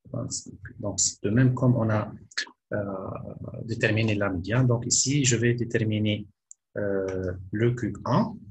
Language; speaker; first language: French; non-native, local second language; Arabic